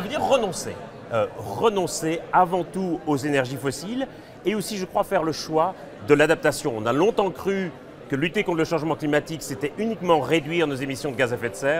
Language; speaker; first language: French; native; French